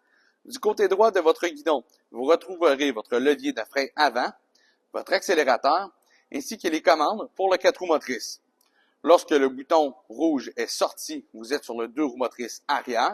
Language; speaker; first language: French; native; French